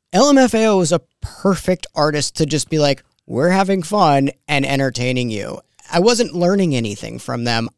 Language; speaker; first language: English; native; English